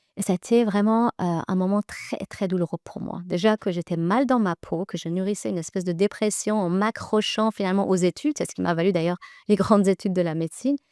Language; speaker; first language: French; early bilingual, other home language; Persian